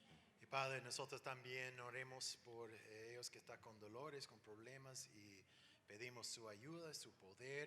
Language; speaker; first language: Spanish; non-native, fluent; English